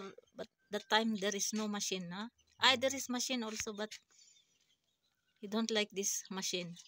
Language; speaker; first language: English; non-native, learner; Filipino